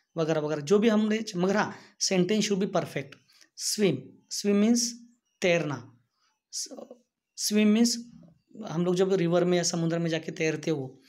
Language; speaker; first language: Hindi; non-native, local second language; Marathi